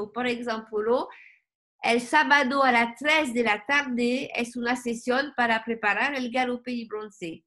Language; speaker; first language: Spanish; non-native, learner; French